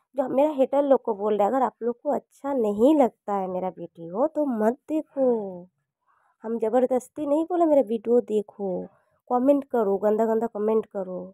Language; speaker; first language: Hindi; non-native, local second language; Bangla